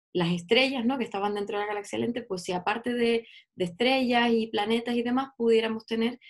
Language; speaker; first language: Spanish; native; Spanish